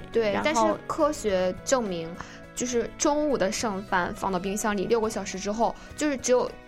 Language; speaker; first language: Chinese; native; Chinese